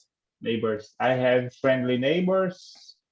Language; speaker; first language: English; non-native, learner; Portuguese